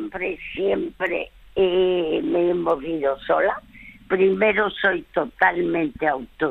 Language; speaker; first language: Spanish; early bilingual, other home language; French